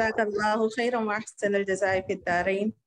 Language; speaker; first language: Arabic; non-native, learner; Urdu